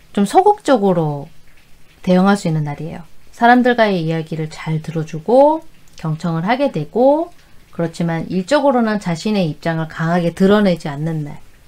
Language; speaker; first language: Korean; native; Korean